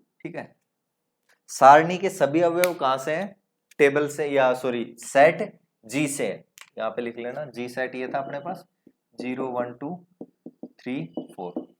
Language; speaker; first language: Hindi; native; Hindi